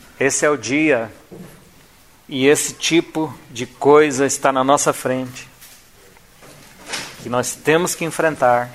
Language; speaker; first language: Portuguese; native; Portuguese